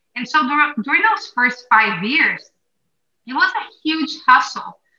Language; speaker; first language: English; non-native, fluent; Portuguese